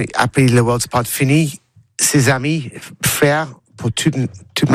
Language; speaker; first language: French; non-native, learner; English